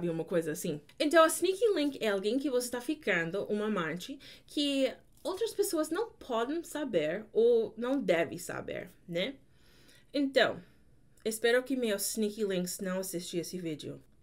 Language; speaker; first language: Portuguese; non-native, fluent; English